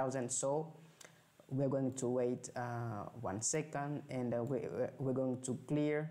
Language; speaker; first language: English; non-native, fluent; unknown